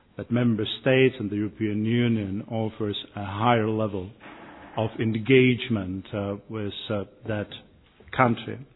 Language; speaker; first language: English; non-native, fluent; Czech